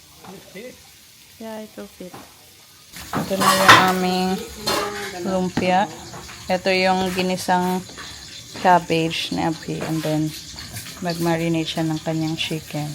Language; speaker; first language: Filipino; non-native, local second language; Hiligaynon